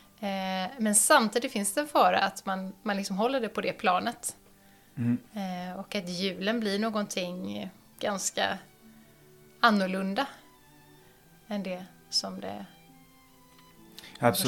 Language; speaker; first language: Swedish; native; Swedish